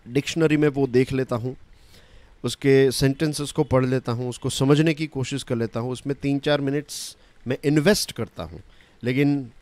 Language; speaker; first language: Hindi; non-native, local second language; Gujarati